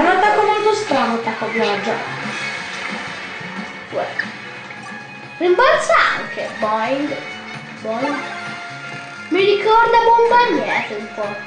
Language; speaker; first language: Italian; native; Italian